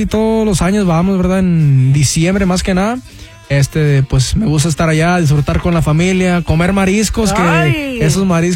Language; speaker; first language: Spanish; early bilingual, heritage; Spanish